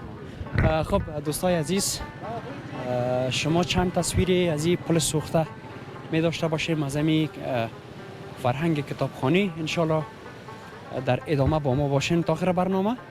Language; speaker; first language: Persian; native; Persian